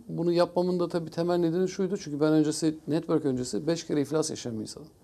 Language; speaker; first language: Turkish; early bilingual, heritage; Turkish